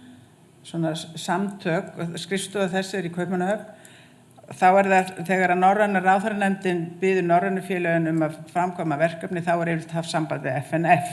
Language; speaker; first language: Icelandic; native; Icelandic